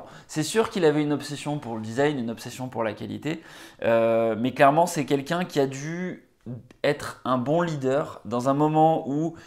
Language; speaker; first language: French; native; French